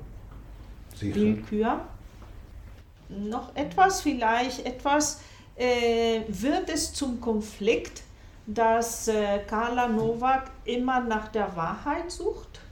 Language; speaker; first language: German; non-native, fluent; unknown